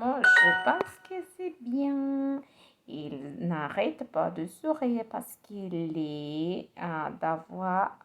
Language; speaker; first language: French; non-native, learner; Spanish